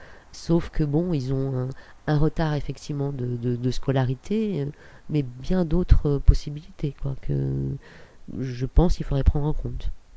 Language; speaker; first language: French; native; French